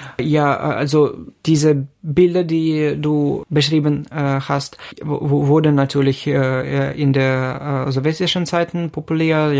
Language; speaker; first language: German; non-native, fluent; Ukrainian